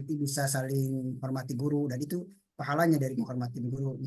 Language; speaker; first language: Indonesian; native; Indonesian